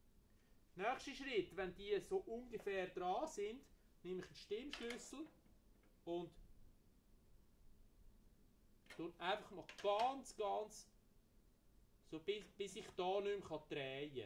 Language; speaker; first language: German; native; German